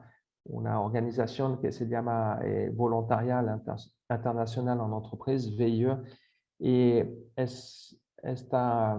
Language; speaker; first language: Spanish; non-native, fluent; French